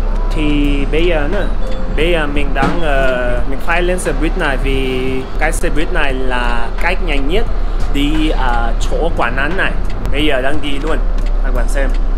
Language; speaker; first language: Vietnamese; non-native, fluent; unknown